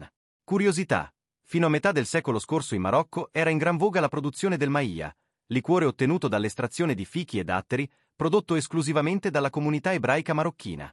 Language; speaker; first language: Italian; native; Italian